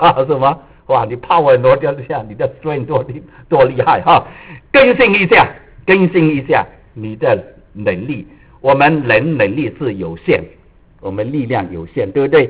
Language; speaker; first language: Chinese; native; Chinese